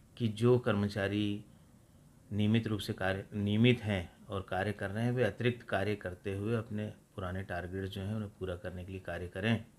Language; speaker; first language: Hindi; native; Hindi